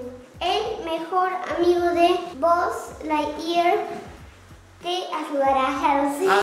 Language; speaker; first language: Spanish; native; Spanish